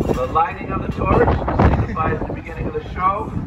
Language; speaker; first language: English; native; English